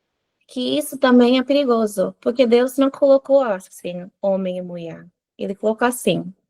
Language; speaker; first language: Portuguese; non-native, fluent; English